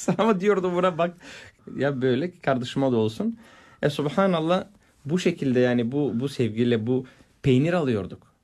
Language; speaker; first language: Turkish; non-native, fluent; Bulgarian